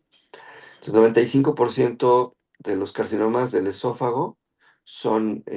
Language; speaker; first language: Spanish; native; Spanish